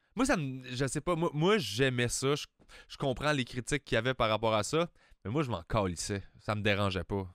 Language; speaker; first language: French; native; French